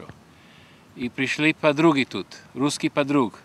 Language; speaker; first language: Russian; early bilingual, heritage; Russian